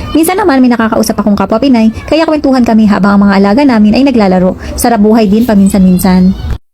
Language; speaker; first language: Filipino; native; Filipino